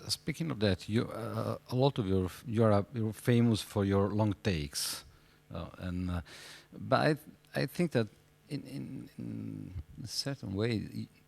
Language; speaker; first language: English; non-native, fluent; Italian